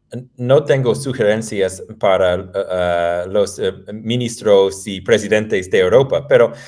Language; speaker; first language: Spanish; non-native, fluent; English